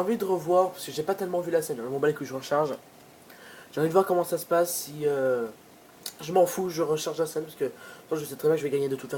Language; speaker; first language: French; native; French